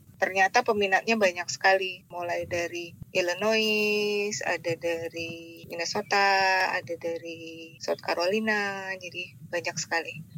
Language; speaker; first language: Indonesian; non-native, local second language; Javanese